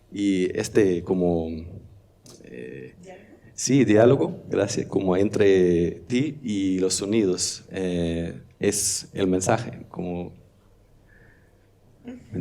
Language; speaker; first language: Spanish; non-native, learner; Danish